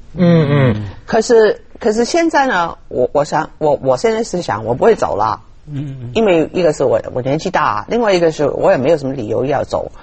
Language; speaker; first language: Chinese; non-native, fluent; Cantonese